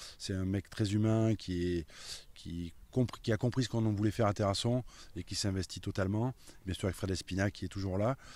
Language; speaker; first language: French; native; French